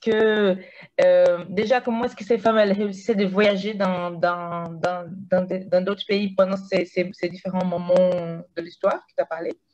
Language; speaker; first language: French; non-native, fluent; Portuguese